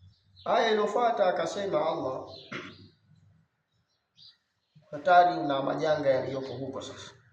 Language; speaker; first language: Swahili; native; Swahili